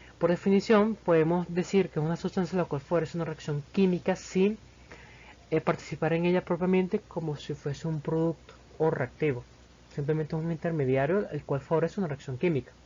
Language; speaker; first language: Spanish; native; Spanish